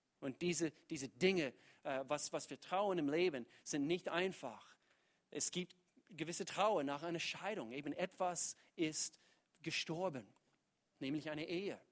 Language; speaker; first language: German; non-native, fluent; English